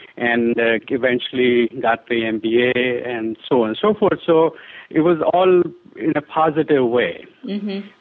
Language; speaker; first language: English; non-native, local second language; Hindi